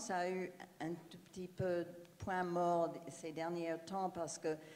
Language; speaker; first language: French; non-native, fluent; English